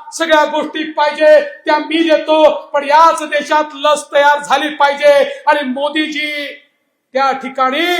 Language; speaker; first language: Marathi; native; Marathi